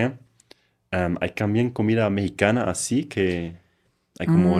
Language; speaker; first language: Spanish; non-native, fluent; German